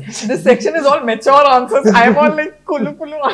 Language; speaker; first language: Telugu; non-native, fluent; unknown